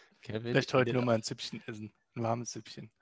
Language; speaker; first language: German; native; German